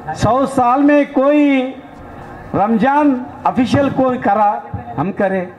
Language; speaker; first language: Hindi; non-native, local second language; Telugu